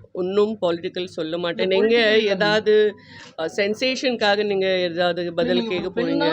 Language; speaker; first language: Tamil; non-native, learner; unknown